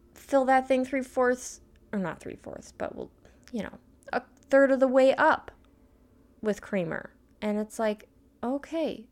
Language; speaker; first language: English; native; English